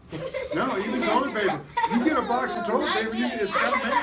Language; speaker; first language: English; native; English